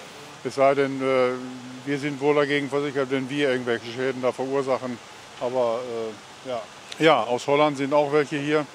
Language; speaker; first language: German; native; German